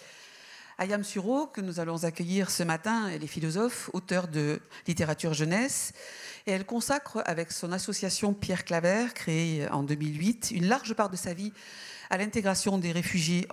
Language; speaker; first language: French; native; French